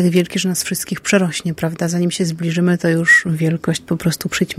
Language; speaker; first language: Polish; native; Polish